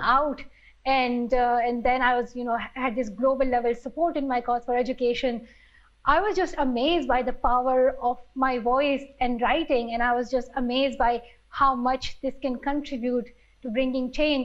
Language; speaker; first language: English; non-native, local second language; Pashto